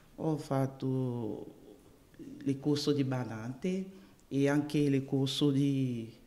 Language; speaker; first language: Italian; non-native, learner; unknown